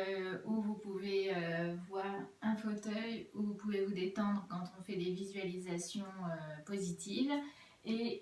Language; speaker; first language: French; native; French